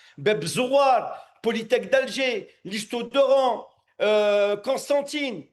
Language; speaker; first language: French; non-native, local second language; Arabic